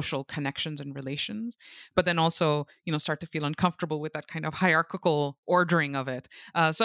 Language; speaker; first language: English; non-native, local second language; Urdu